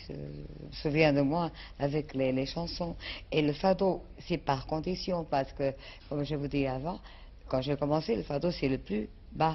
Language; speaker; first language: French; non-native, fluent; Portuguese